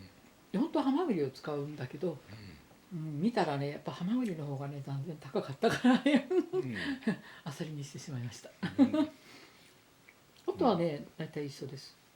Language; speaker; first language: Japanese; native; Japanese